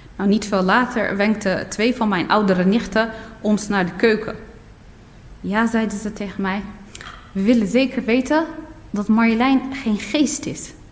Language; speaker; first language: Dutch; early bilingual, other home language; Riffian